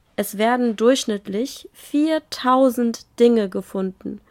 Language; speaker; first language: German; native; German